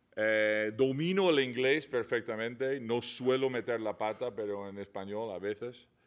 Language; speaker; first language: Spanish; non-native, fluent; English